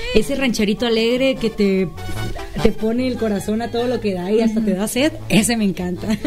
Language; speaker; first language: Spanish; native; Spanish